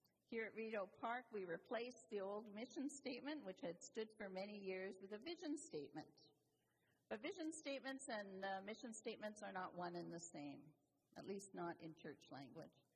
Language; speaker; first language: English; native; English